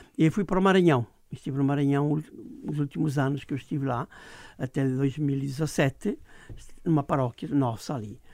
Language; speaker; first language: Portuguese; native; Portuguese